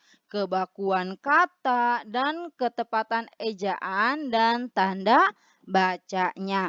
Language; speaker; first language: Indonesian; native; Indonesian